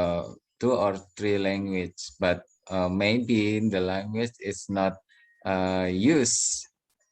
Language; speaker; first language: English; non-native, learner; Indonesian